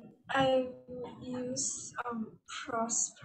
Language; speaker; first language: English; non-native, learner; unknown